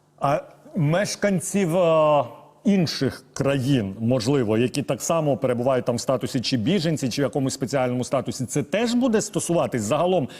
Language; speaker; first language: Ukrainian; native; Ukrainian